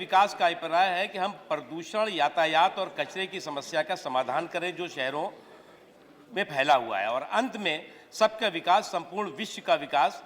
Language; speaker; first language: Hindi; native; Hindi